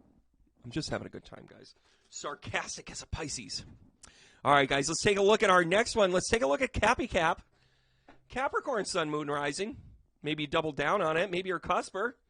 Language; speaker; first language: English; native; English